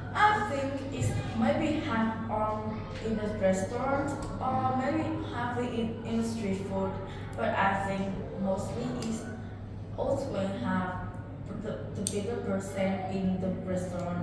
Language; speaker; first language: English; non-native, learner; Vietnamese